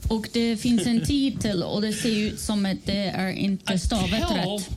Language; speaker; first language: Swedish; non-native, fluent; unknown